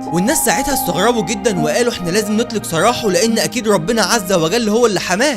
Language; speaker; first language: Arabic; native; Arabic